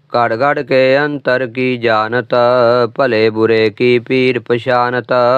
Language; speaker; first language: Hindi; non-native, local second language; Punjabi